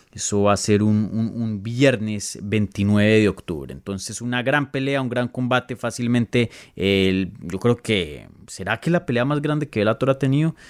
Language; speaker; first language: Spanish; native; Spanish